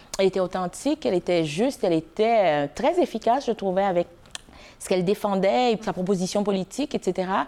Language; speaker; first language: French; non-native, local second language; Haitian Creole